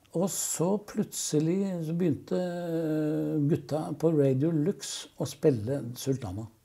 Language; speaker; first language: Norwegian; native; Norwegian